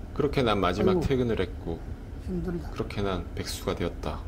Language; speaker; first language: Korean; native; Korean